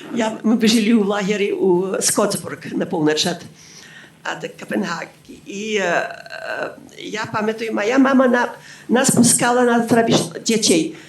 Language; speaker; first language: Belarusian; native; Belarusian